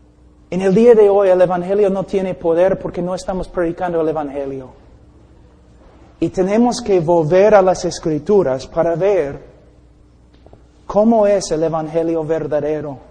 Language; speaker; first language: Spanish; non-native, fluent; English